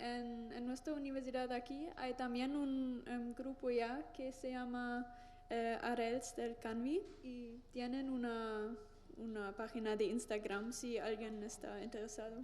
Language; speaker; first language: Spanish; non-native, learner; German